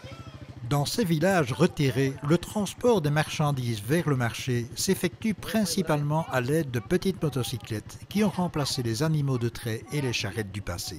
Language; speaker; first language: French; native; French